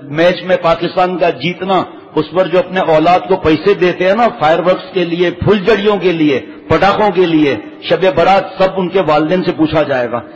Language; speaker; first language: Urdu; native; Urdu